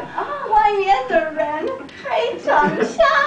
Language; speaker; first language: Chinese; non-native, learner; English